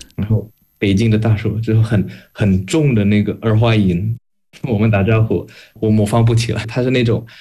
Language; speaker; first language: Chinese; non-native, fluent; Indonesian